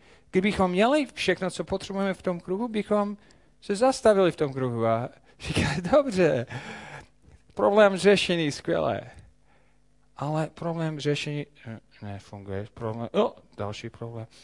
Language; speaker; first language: Czech; non-native, fluent; English